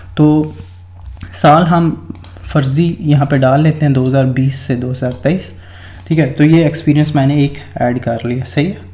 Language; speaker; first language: Urdu; non-native, local second language; Punjabi